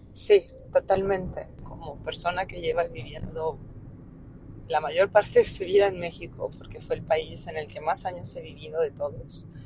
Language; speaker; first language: Spanish; early bilingual, other home language; Ukrainian